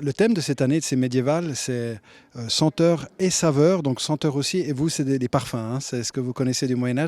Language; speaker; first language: French; native; French